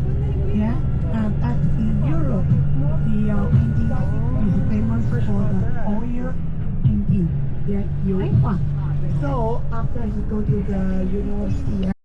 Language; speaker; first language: English; non-native, learner; Chinese